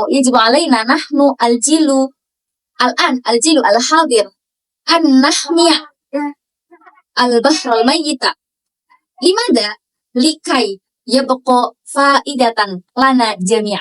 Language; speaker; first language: Arabic; non-native, learner; Indonesian